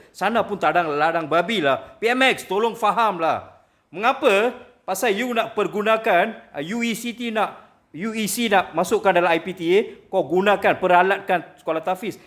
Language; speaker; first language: Malay; non-native, local second language; Tamil